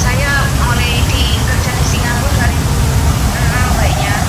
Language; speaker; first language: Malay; non-native, local second language; Javanese